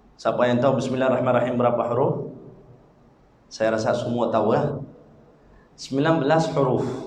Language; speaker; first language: Malay; non-native, fluent; Arabic